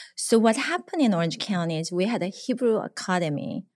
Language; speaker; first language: English; non-native, fluent; Korean